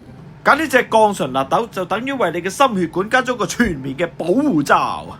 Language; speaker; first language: Cantonese; native; Cantonese